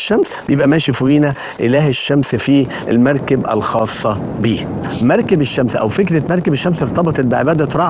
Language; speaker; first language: Arabic; native; Arabic